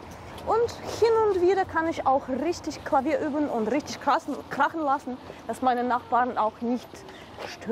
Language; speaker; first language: German; non-native, fluent; Russian